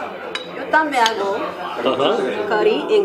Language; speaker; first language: Spanish; non-native, learner; Japanese